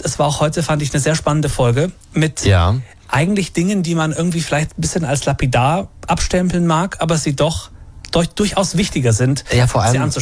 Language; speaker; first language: German; native; German